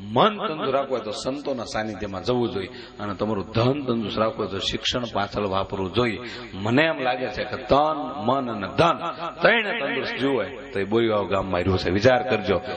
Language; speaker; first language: Gujarati; native; Gujarati